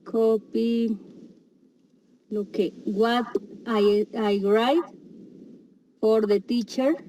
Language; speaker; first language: English; non-native, learner; Spanish